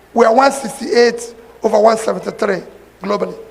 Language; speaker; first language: English; non-native, local second language; Igbo